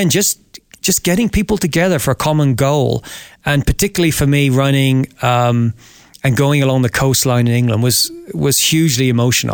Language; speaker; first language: English; native; English